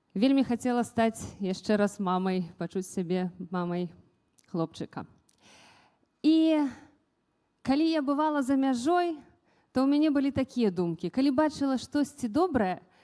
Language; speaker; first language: Belarusian; native; Belarusian